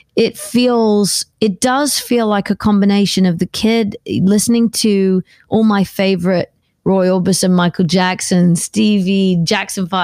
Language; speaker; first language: English; native; English